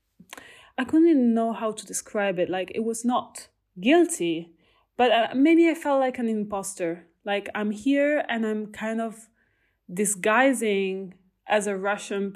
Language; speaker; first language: English; non-native, fluent; Italian